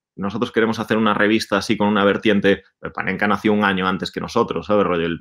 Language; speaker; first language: Spanish; native; Spanish